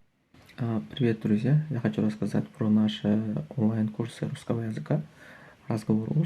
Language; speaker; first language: Russian; non-native, learner; Uzbek